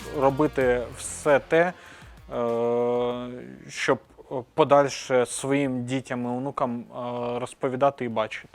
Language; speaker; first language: Ukrainian; native; Ukrainian